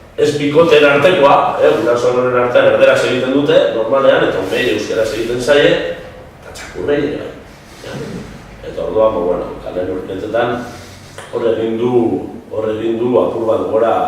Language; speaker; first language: Basque; native; Basque